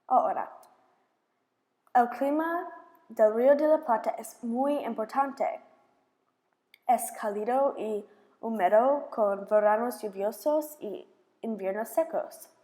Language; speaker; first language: Spanish; non-native, learner; English